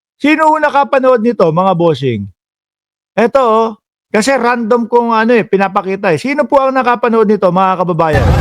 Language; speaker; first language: Filipino; native; Filipino